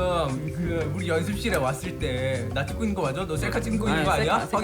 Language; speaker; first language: Korean; native; Korean